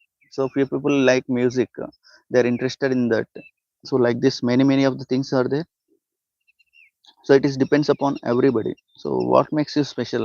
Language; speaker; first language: English; non-native, local second language; Telugu